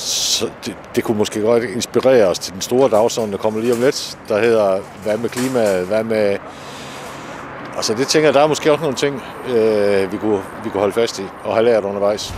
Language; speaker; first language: Danish; native; Danish